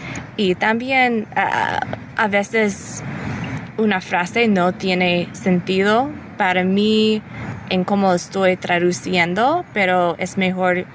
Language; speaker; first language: Spanish; early bilingual, heritage; English